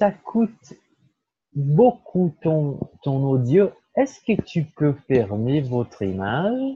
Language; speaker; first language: French; non-native, fluent; Portuguese